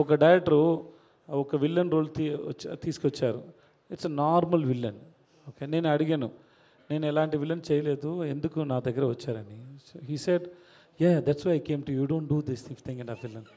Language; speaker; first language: Telugu; non-native, learner; Tamil